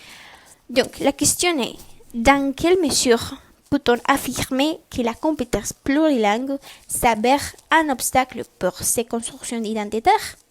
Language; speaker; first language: French; non-native, learner; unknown